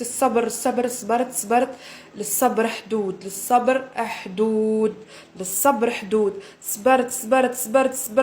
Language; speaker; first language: Arabic; native; Arabic